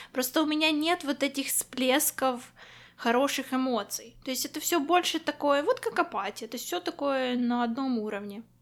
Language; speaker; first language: Russian; non-native, local second language; Ukrainian